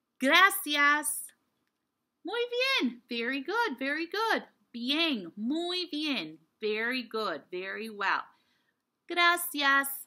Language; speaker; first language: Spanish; non-native, fluent; English